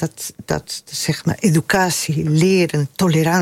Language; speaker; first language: Dutch; non-native, fluent; Spanish